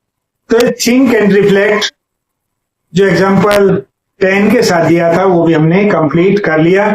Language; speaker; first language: Hindi; native; Hindi